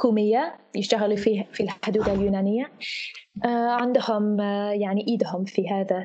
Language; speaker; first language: Arabic; non-native, fluent; English